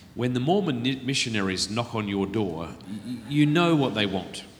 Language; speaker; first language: English; native; English